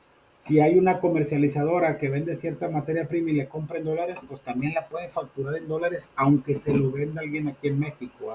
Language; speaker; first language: Spanish; native; Spanish